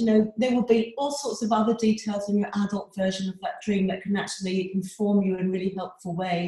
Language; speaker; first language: English; native; English